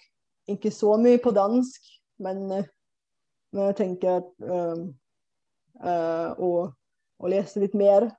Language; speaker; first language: Norwegian; non-native, fluent; Bulgarian